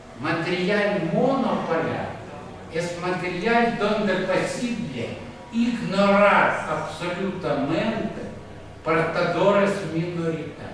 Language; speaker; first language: Spanish; non-native, fluent; Russian